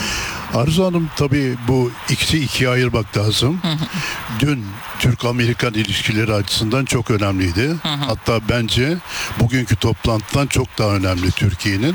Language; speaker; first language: Turkish; native; Turkish